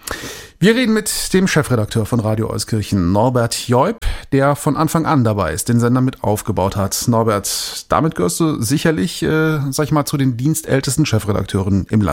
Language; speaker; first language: German; native; German